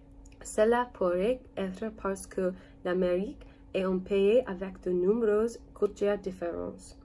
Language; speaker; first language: French; non-native, learner; English